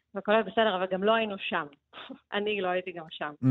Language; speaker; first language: Hebrew; early bilingual, other home language; Russian